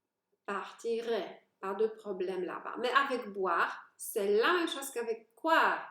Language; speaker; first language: French; non-native, fluent; Polish